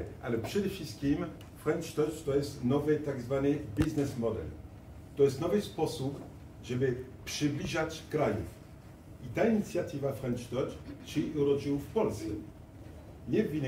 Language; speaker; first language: Polish; non-native, fluent; French